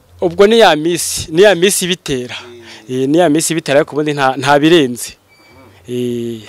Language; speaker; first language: Kinyarwanda; native; Kinyarwanda